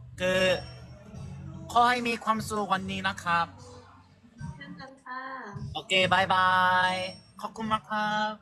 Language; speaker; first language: Thai; non-native, learner; Korean